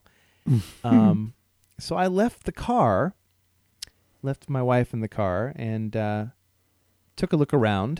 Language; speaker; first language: English; native; English